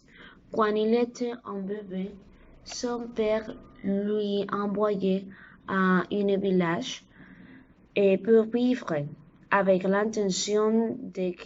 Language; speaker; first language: French; non-native, learner; Spanish